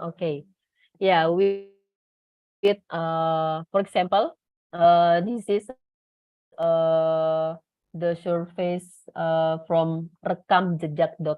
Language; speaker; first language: English; non-native, learner; Indonesian